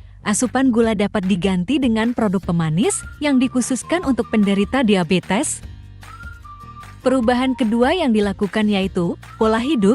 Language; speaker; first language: Indonesian; native; Indonesian